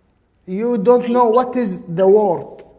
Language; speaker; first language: English; non-native, learner; Arabic